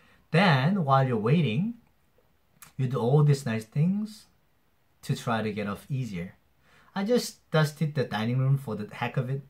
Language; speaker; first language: English; non-native, fluent; Korean